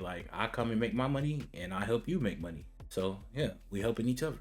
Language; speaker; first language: English; native; English